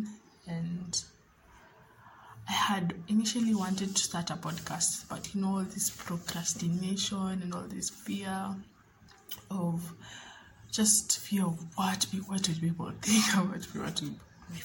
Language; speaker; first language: English; non-native, local second language; Swahili